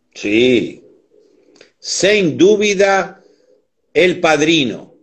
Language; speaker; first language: Spanish; native; Spanish